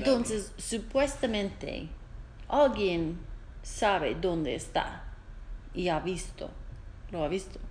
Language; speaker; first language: Spanish; non-native, learner; English